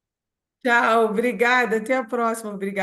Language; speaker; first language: Portuguese; non-native, local second language; Tsonga